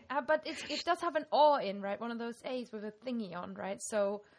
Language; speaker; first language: English; non-native, fluent; German